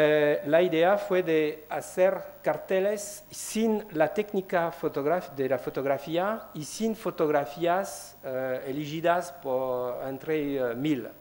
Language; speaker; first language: Spanish; non-native, learner; French